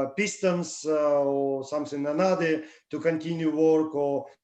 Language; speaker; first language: English; non-native, learner; Russian